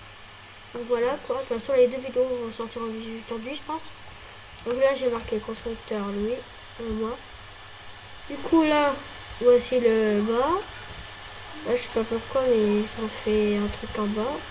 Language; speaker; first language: French; native; French